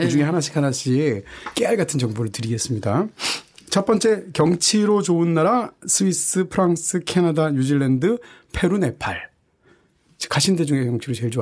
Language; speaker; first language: Korean; native; Korean